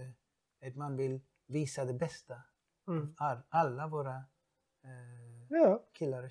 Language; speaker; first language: Swedish; non-native, fluent; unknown